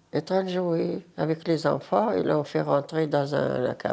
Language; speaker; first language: French; non-native, learner; Arabic